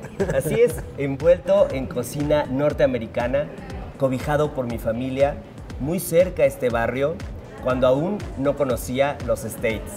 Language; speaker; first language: Spanish; native; Spanish